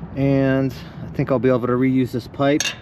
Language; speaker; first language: English; native; English